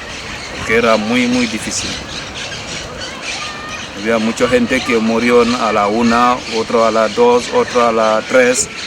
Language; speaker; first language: Spanish; non-native, fluent; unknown